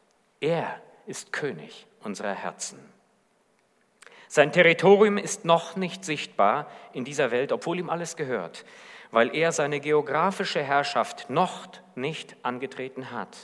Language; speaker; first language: German; native; German